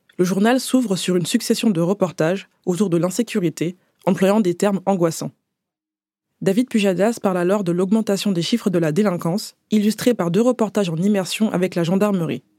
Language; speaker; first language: French; native; French